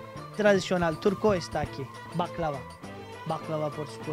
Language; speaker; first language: Spanish; non-native, fluent; Turkish